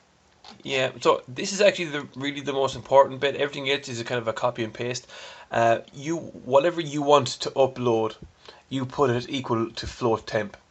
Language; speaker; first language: English; native; English